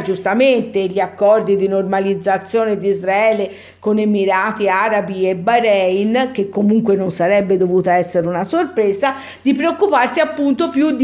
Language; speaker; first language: Italian; native; Italian